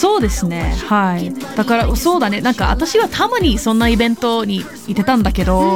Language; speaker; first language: Japanese; non-native, fluent; English